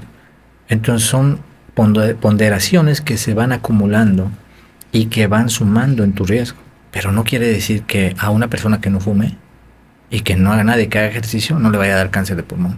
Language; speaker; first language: Spanish; native; Spanish